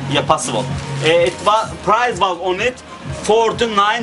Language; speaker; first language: English; non-native, learner; Turkish